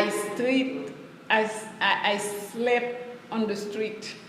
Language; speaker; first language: English; non-native, learner; Haitian Creole